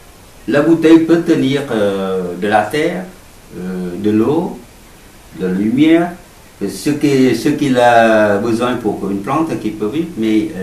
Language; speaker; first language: French; non-native, learner; Vietnamese